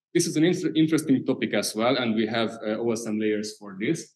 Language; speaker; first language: English; non-native, fluent; Hungarian